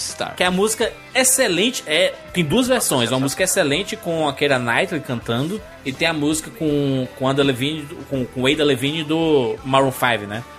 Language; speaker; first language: Portuguese; native; Portuguese